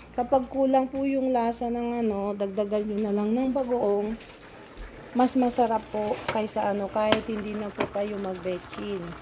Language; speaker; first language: Filipino; non-native, local second language; Iloko